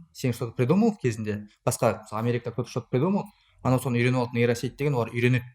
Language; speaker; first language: Russian; non-native, local second language; Kazakh